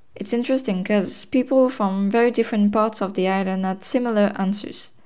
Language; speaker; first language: English; non-native, fluent; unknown